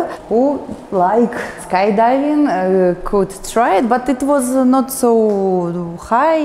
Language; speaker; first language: English; non-native, fluent; Russian